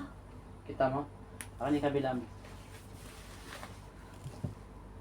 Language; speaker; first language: Filipino; native; Filipino